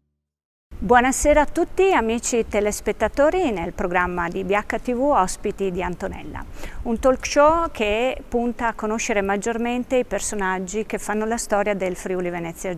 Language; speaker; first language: Italian; native; Italian